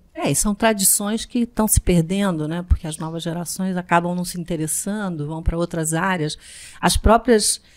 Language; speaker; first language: Portuguese; native; Portuguese